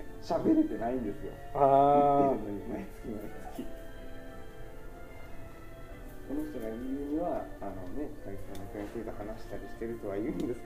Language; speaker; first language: Japanese; native; Japanese